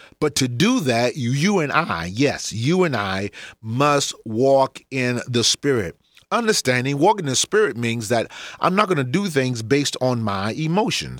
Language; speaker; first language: English; native; English